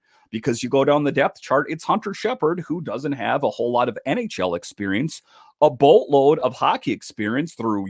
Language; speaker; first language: English; native; English